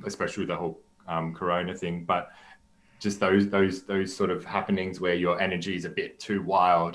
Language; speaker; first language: English; native; English